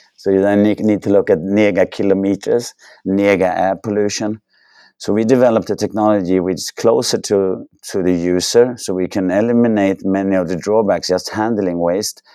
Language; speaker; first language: English; non-native, fluent; Swedish